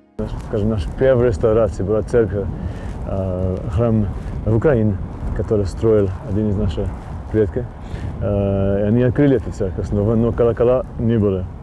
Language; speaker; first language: Russian; early bilingual, heritage; Russian